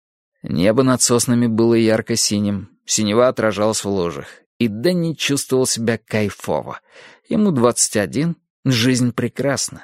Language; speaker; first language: Russian; native; Russian